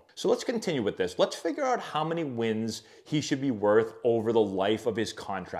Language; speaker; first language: English; native; English